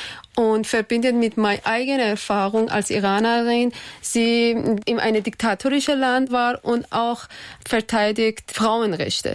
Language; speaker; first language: German; non-native, fluent; Persian